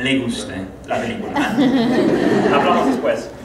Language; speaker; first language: Spanish; non-native, learner; Romanian